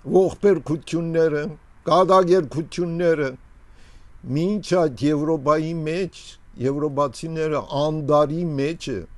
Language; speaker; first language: Armenian; early bilingual, heritage; Armenian